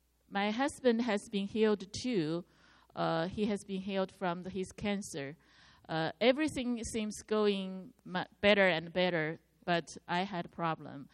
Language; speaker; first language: English; non-native, learner; Chinese